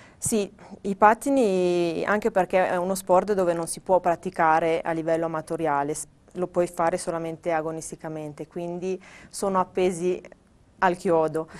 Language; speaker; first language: Italian; native; Italian